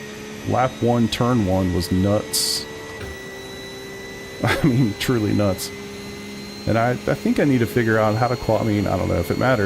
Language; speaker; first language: English; native; English